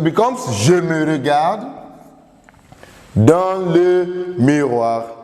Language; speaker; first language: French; non-native, fluent; English